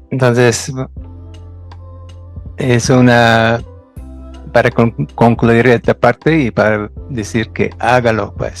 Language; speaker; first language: Spanish; non-native, fluent; English